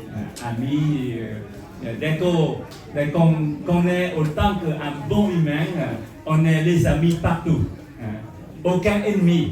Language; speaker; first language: French; non-native, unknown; Khmer